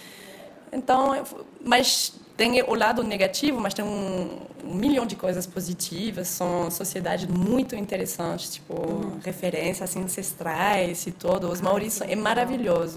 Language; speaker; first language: Portuguese; non-native, fluent; French